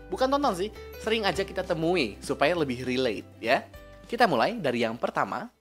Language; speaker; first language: Indonesian; native; Indonesian